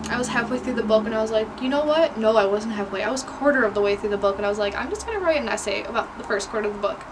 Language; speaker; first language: English; native; English